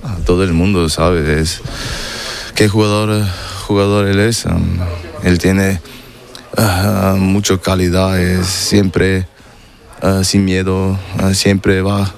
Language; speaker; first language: Spanish; non-native, learner; German